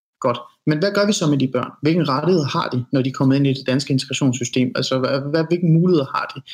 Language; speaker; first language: Danish; early bilingual, other home language; Persian